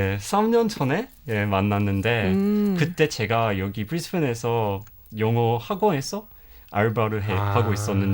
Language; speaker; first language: Korean; non-native, fluent; English